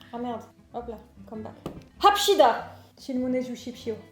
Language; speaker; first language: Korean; non-native, fluent; French